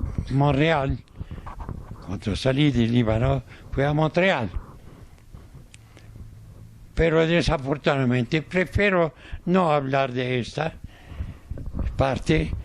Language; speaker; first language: Spanish; non-native, fluent; Arabic